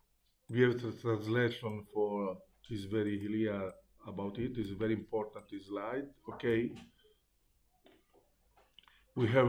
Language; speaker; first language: English; non-native, learner; Italian